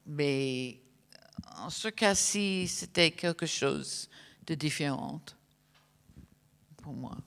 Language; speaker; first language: French; non-native, fluent; English